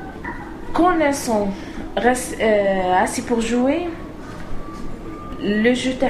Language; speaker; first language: French; non-native, learner; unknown